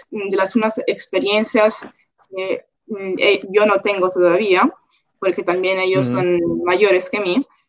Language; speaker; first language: Spanish; non-native, local second language; Italian